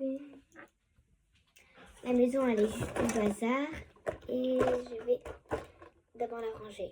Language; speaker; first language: French; native; French